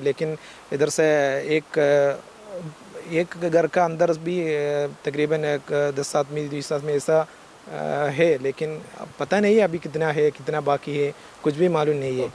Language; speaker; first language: Hindi; non-native, local second language; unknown